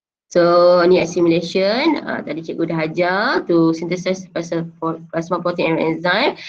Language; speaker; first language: English; non-native, local second language; Malay